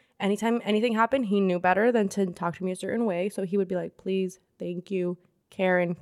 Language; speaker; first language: English; early bilingual, other home language; Spanish